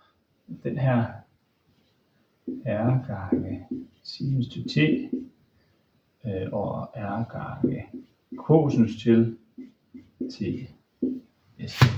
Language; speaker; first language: Danish; native; Danish